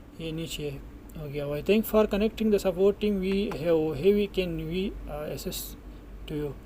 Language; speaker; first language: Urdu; non-native, local second language; Pashto